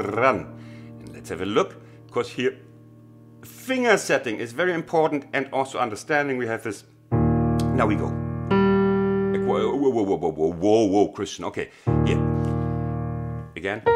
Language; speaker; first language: English; non-native, fluent; German